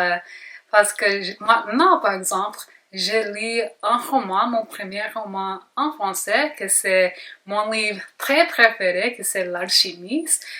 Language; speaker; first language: French; non-native, learner; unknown